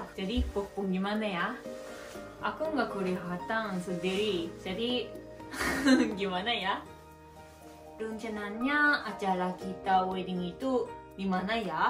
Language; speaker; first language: Indonesian; non-native, fluent; Japanese